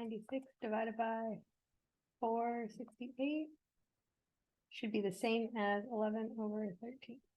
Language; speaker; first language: English; native; English